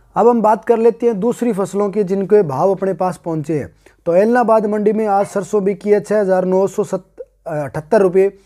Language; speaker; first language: Hindi; native; Hindi